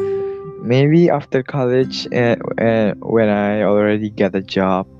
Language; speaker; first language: English; non-native, learner; Indonesian